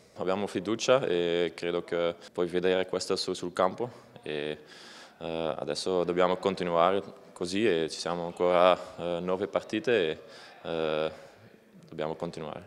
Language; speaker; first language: Italian; non-native, fluent; Dutch